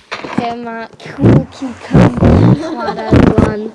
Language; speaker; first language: Welsh; non-native, local second language; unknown